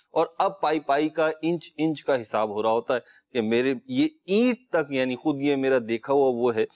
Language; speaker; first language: Urdu; native; Urdu